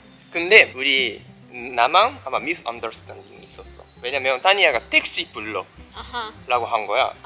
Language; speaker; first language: Korean; non-native, fluent; Japanese